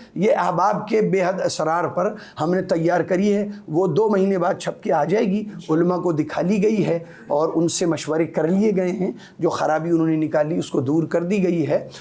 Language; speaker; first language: Urdu; native; Urdu